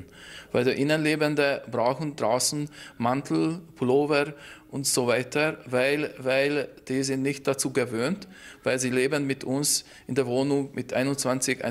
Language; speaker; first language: German; non-native, fluent; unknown